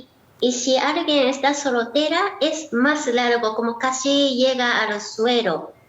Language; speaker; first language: Spanish; non-native, learner; Japanese